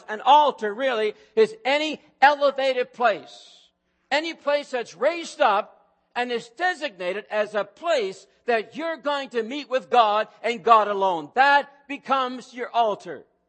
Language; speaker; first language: English; native; English